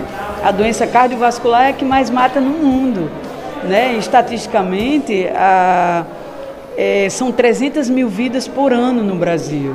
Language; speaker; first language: Portuguese; native; Portuguese